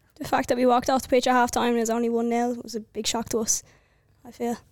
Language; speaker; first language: English; native; English